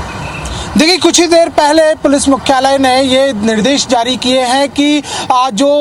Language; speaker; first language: Hindi; native; Hindi